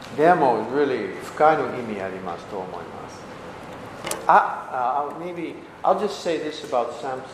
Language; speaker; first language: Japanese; non-native, learner; English